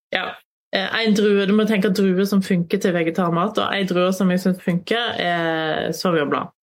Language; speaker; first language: Norwegian; native; Norwegian